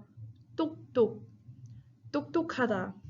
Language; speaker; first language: Korean; non-native, fluent; English